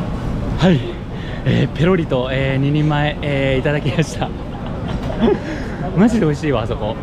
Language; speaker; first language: Japanese; native; Japanese